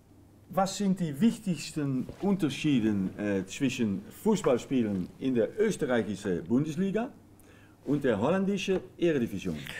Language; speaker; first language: German; non-native, learner; Dutch